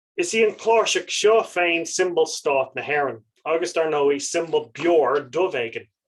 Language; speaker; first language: Irish; non-native, local second language; English